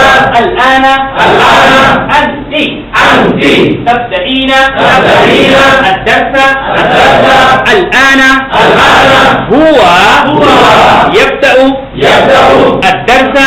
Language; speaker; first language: Arabic; non-native, fluent; Bangla